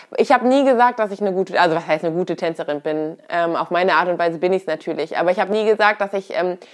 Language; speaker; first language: German; native; German